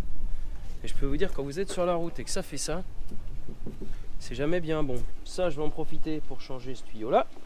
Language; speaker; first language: French; native; French